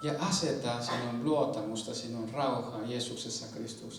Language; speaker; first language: Finnish; non-native, fluent; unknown